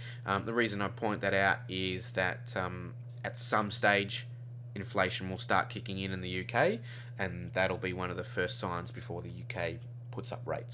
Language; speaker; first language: English; native; English